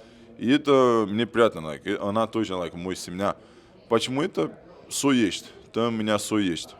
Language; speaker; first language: Russian; non-native, learner; Portuguese